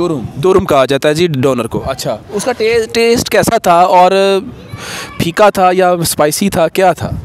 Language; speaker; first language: Urdu; native; Urdu